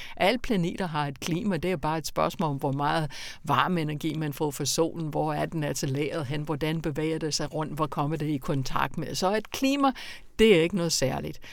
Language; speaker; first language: Danish; non-native, fluent; English